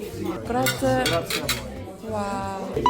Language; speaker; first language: Italian; non-native, learner; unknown